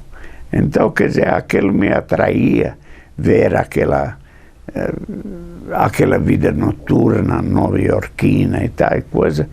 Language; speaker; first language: Portuguese; non-native, fluent; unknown